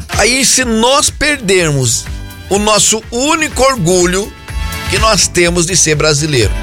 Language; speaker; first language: Portuguese; native; Portuguese